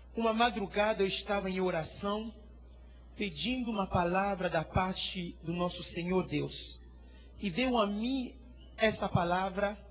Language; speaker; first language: Portuguese; non-native, fluent; French